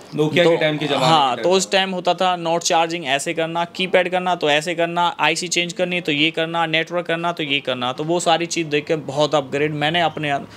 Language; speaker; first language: Hindi; native; Hindi